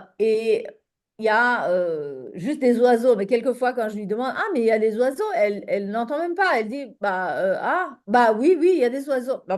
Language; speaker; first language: French; non-native, fluent; Persian